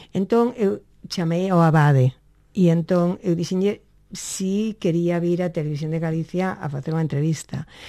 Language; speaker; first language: Galician; native; Galician